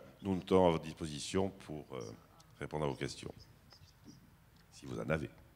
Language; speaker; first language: French; native; French